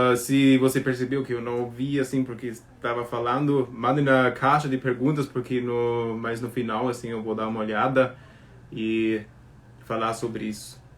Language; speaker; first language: Portuguese; non-native, fluent; German